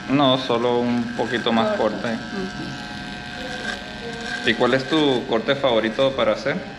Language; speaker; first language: Spanish; non-native, learner; English